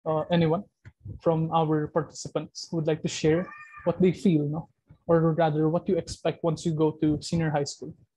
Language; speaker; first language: English; non-native, local second language; Filipino